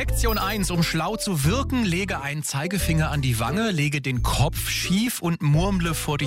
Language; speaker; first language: German; native; German